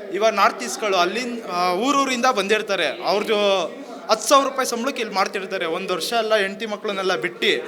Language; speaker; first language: Kannada; native; Kannada